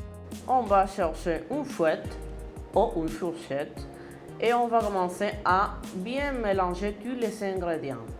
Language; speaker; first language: French; non-native, learner; Spanish